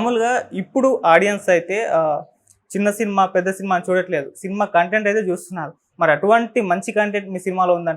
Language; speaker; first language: Telugu; native; Telugu